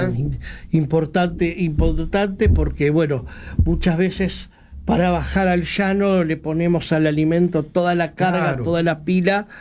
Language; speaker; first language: Spanish; native; Spanish